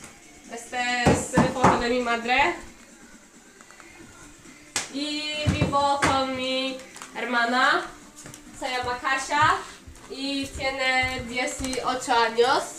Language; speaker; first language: Spanish; non-native, learner; Polish